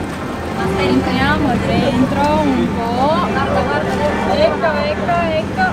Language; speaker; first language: Italian; native; Italian